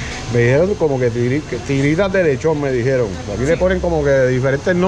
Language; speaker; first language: Spanish; native; Spanish